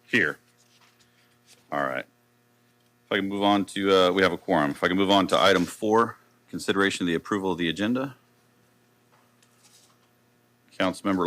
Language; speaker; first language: English; native; English